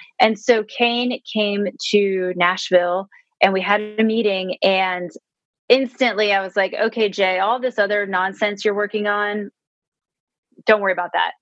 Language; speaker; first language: English; native; English